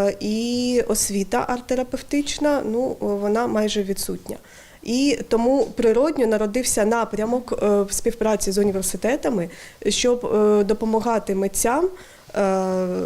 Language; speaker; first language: Ukrainian; native; Ukrainian